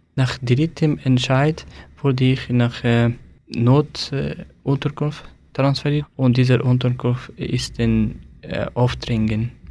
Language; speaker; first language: German; non-native, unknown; Persian